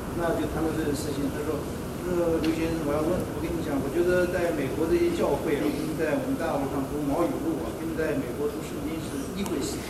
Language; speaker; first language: Chinese; native; Chinese